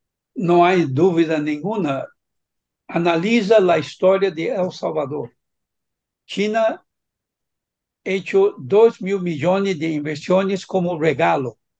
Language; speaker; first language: Spanish; non-native, fluent; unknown